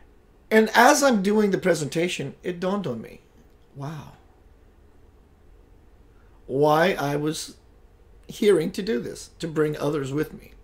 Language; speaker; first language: English; native; English